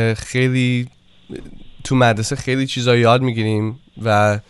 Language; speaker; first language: Persian; early bilingual, heritage; Persian